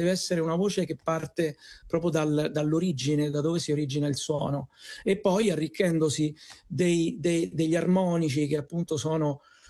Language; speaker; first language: Italian; native; Italian